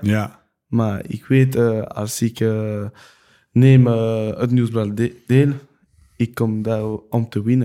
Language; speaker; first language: Dutch; non-native, local second language; French